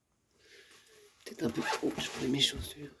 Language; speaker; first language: French; native; French